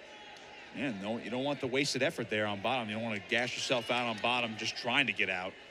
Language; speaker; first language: English; native; English